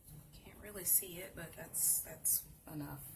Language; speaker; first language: English; native; English